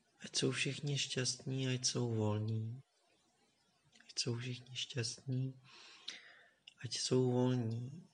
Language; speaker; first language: Czech; native; Czech